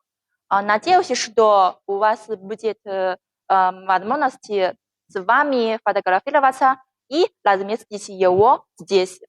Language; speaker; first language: Russian; non-native, learner; Chinese